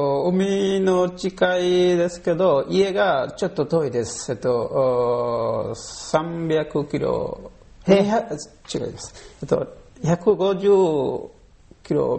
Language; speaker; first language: Japanese; non-native, learner; Bangla